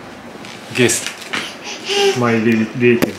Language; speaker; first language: English; non-native, learner; Japanese